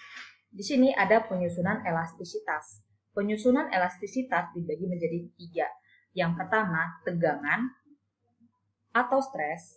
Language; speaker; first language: Indonesian; native; Indonesian